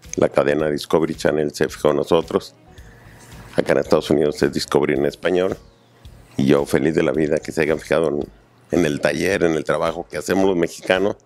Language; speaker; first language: Spanish; native; Spanish